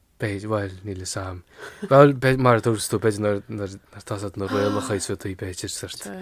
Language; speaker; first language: Irish; non-native, local second language; English